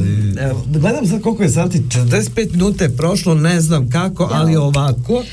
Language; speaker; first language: Serbian; native; Serbian